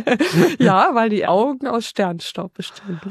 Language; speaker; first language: German; native; German